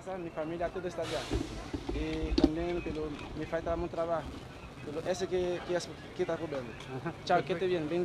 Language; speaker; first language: Spanish; non-native, learner; Haitian Creole